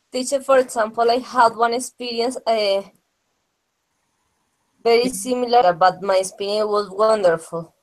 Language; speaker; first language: English; non-native, learner; Spanish